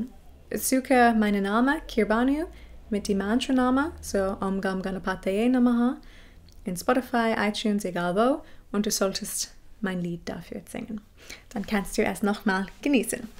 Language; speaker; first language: German; non-native, fluent; English